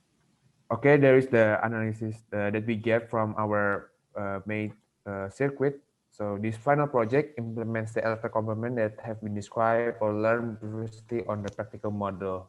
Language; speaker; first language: English; non-native, learner; Indonesian